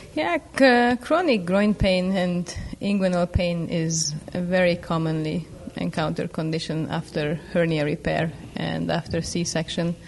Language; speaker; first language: English; non-native, fluent; Hungarian